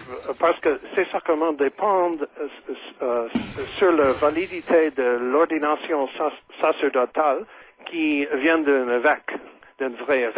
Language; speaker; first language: French; non-native, fluent; English